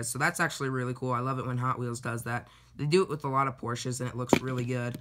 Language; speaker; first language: English; native; English